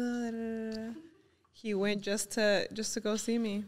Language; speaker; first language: English; early bilingual, other home language; Spanish